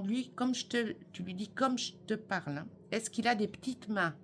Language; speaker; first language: French; native; French